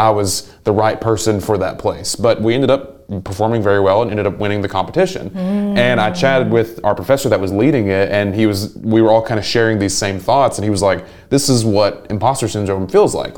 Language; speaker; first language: English; native; English